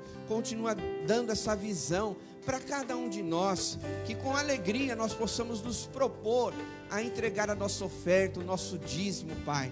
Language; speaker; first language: Portuguese; native; Portuguese